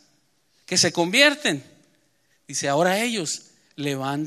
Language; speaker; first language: Spanish; native; Spanish